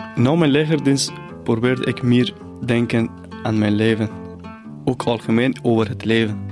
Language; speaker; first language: Dutch; non-native, fluent; Persian